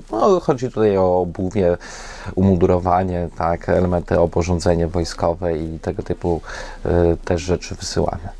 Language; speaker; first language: Polish; native; Polish